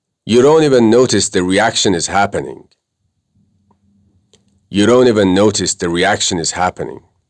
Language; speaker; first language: English; non-native, fluent; Persian